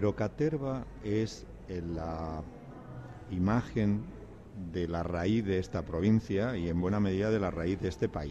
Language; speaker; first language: Spanish; native; Spanish